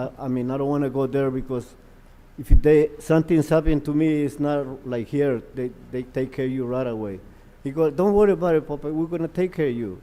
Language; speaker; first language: English; non-native, learner; Spanish